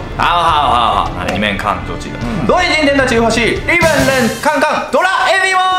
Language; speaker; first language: Chinese; non-native, fluent; Japanese